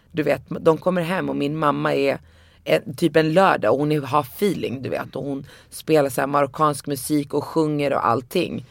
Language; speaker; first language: Swedish; early bilingual, other home language; Arabic